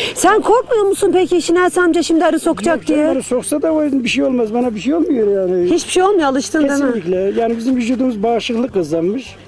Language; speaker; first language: Turkish; native; Turkish